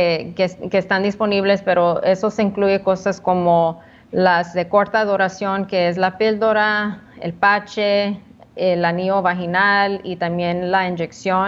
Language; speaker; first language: Spanish; early bilingual, heritage; Spanish